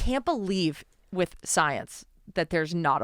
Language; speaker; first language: English; native; English